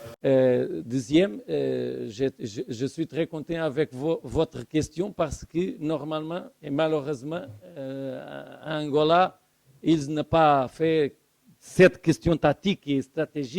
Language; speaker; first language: French; non-native, learner; Portuguese